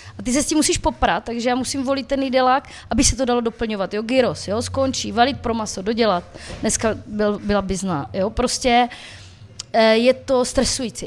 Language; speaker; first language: Czech; native; Czech